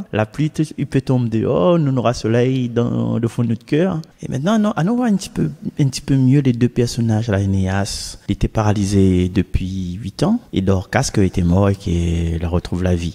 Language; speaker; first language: French; non-native, local second language; Réunion Creole French